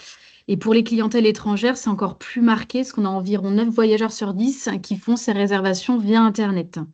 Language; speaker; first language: French; native; French